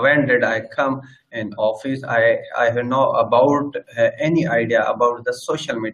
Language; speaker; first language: English; non-native, learner; Sindhi